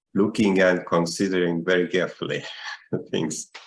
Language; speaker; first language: English; non-native, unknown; Estonian